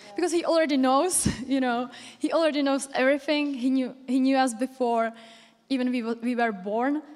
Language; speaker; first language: English; non-native, fluent; Czech